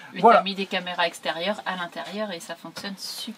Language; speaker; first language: French; native; French